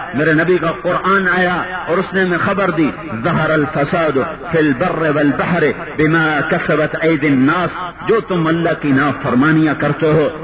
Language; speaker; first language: Urdu; non-native, local second language; Punjabi